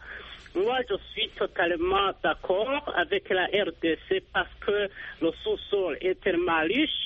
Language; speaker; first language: French; non-native, local second language; Rundi